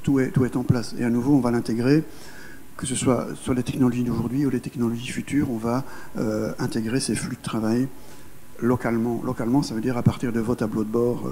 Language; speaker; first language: French; native; French